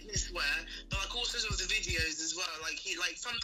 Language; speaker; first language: English; native; English